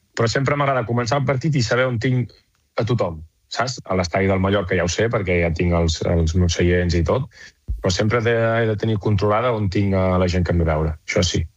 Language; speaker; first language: Catalan; native; Catalan